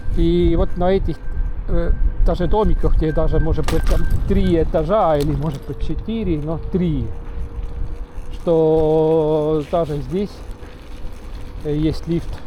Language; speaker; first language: Russian; non-native, local second language; Estonian